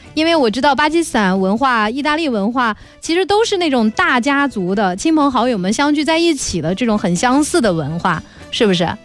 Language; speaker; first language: Chinese; native; Chinese